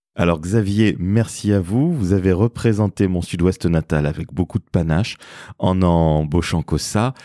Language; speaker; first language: French; native; French